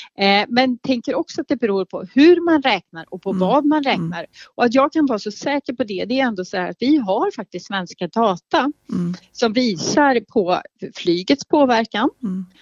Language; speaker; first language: Swedish; native; Swedish